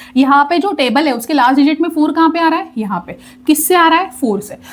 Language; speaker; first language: Hindi; non-native, local second language; Marathi